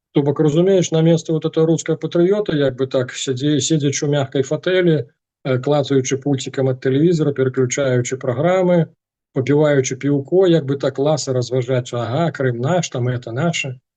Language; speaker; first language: Belarusian; non-native, local second language; Russian